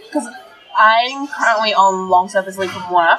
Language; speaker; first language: English; non-native, local second language; Cantonese